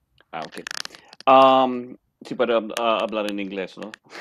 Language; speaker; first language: Spanish; non-native, learner; English